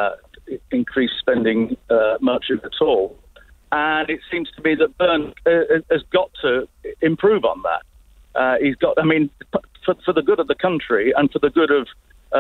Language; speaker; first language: English; native; English